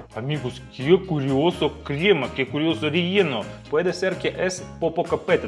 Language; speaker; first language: Spanish; non-native, fluent; Russian